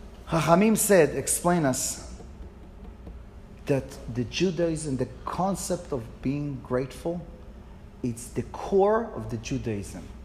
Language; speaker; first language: English; non-native, fluent; Hebrew